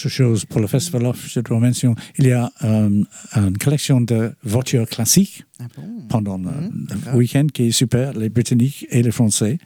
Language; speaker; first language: French; non-native, fluent; English